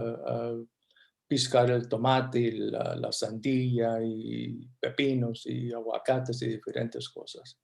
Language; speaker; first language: Spanish; early bilingual, heritage; Spanish